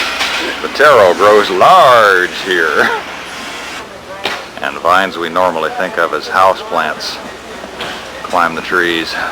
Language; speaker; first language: English; native; English